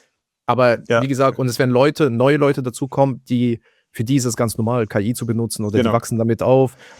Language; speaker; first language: German; native; German